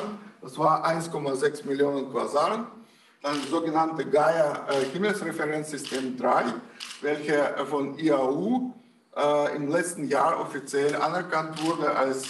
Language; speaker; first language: German; non-native, fluent; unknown